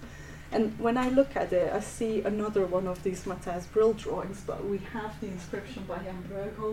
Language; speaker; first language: English; non-native, fluent; Dutch